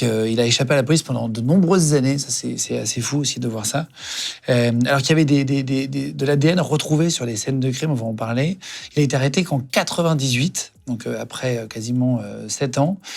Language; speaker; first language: French; native; French